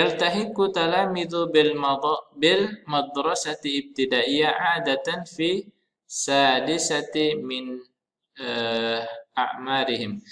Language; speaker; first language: Arabic; non-native, fluent; Indonesian